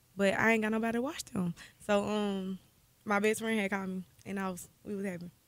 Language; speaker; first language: English; native; English